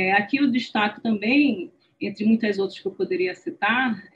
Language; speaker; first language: Portuguese; native; Portuguese